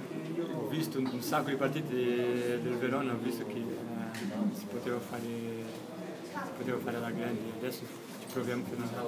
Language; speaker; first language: Italian; non-native, fluent; Portuguese